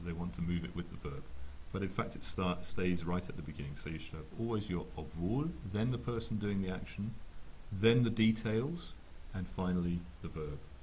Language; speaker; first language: English; native; English